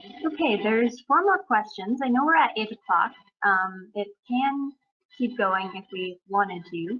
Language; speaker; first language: English; native; English